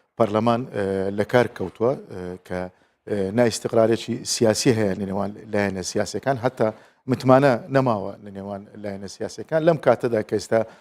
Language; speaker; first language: Central Kurdish; non-native, local second language; Azerbaijani